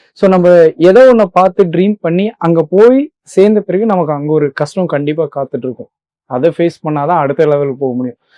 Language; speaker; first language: Tamil; native; Tamil